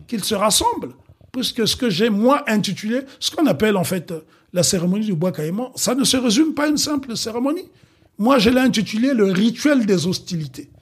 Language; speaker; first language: French; non-native, local second language; Kongo